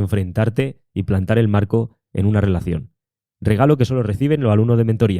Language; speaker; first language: Spanish; native; Spanish